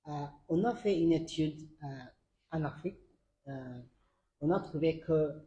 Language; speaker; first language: French; non-native, learner; Arabic